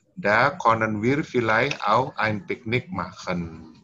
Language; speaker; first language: German; non-native, fluent; Indonesian